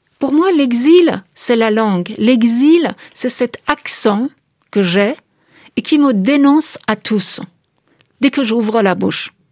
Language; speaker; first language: French; non-native, fluent; Persian